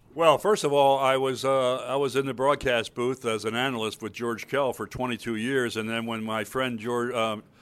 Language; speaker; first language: English; native; English